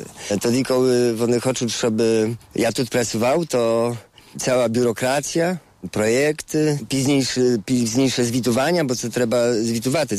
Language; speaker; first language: Ukrainian; non-native, fluent; Polish